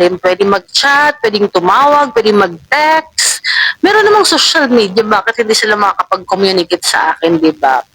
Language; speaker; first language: Filipino; non-native, local second language; Waray